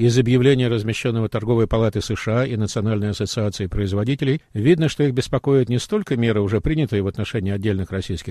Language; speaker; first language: Russian; native; Russian